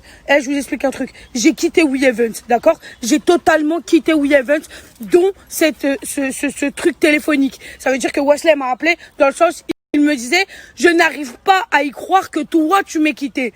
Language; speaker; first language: French; native; French